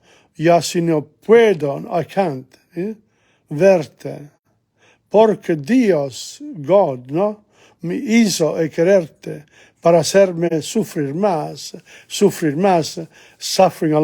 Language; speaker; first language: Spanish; non-native, fluent; English